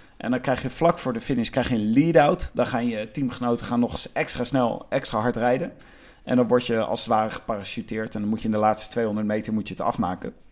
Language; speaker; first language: Dutch; native; Dutch